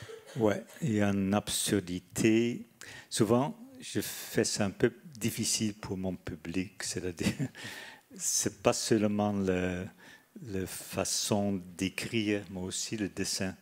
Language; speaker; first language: French; non-native, fluent; Dutch